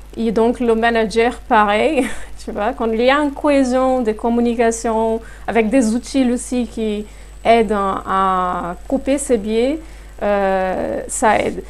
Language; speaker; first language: French; non-native, fluent; Portuguese